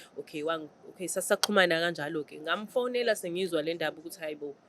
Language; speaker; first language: Zulu; non-native, local second language; Xhosa